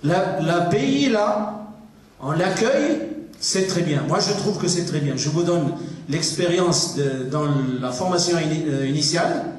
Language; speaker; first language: French; non-native, local second language; Arabic